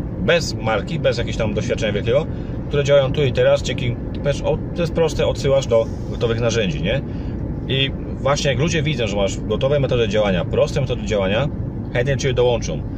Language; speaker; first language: Polish; native; Polish